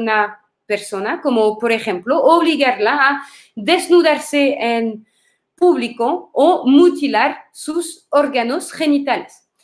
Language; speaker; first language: Spanish; non-native, fluent; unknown